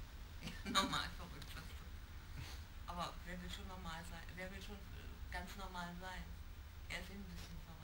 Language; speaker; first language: German; native; German